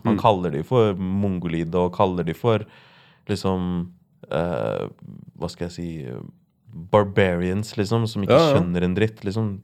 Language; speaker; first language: Norwegian; native; Norwegian